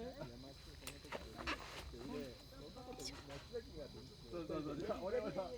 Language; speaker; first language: Japanese; native; Japanese